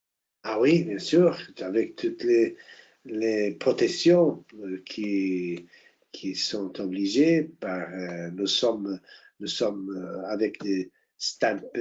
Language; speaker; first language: French; non-native, fluent; Portuguese